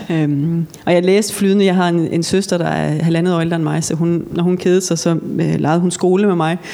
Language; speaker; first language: Danish; early bilingual, other home language; Norwegian